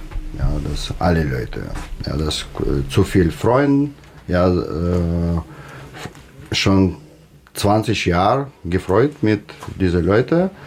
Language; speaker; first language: German; non-native, learner; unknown